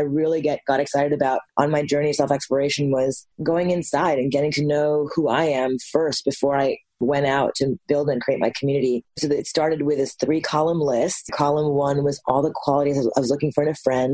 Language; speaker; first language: English; native; English